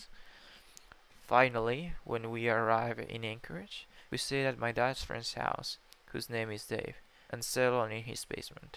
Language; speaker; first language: English; non-native, fluent; Spanish